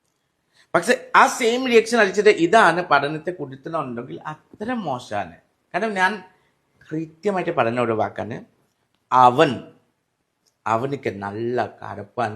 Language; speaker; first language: Malayalam; non-native, fluent; Assamese